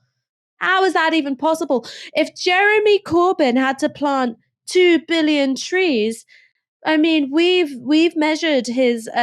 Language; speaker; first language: English; native; English